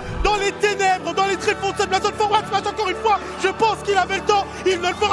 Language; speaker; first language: French; native; French